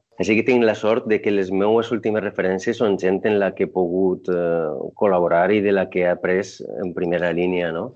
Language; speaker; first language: Catalan; non-native, local second language; Spanish